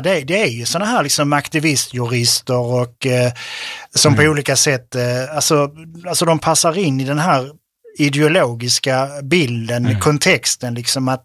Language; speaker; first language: Swedish; native; Swedish